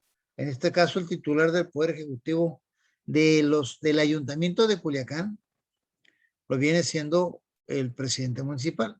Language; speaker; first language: Spanish; native; Spanish